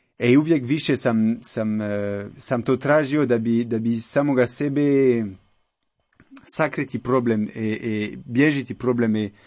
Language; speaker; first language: Croatian; non-native, learner; French